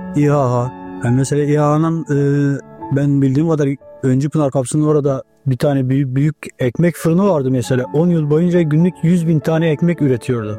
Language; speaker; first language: Turkish; native; Turkish